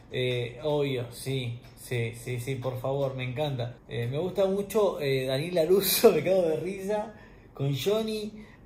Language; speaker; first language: Spanish; native; Spanish